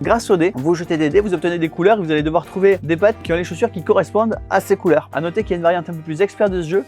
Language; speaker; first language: French; native; French